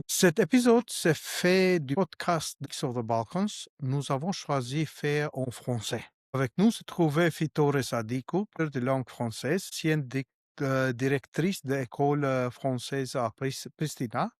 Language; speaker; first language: French; non-native, learner; Albanian